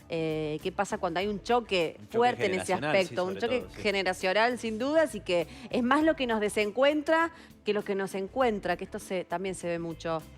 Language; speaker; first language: Spanish; native; Spanish